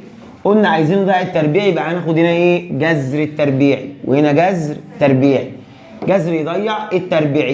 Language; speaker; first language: Arabic; native; Arabic